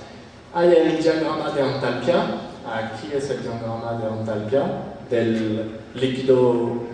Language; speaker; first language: Spanish; non-native, fluent; French